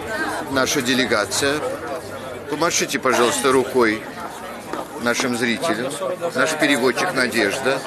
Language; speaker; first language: Russian; native; Russian